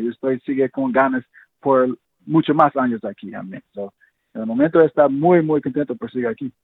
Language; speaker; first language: Spanish; non-native, fluent; English